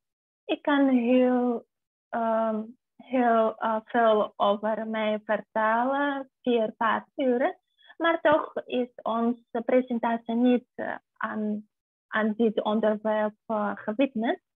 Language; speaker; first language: Dutch; non-native, fluent; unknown